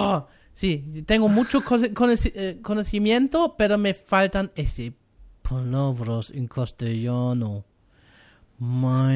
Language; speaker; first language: Spanish; non-native, learner; German